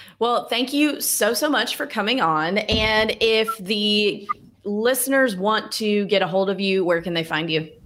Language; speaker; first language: English; native; English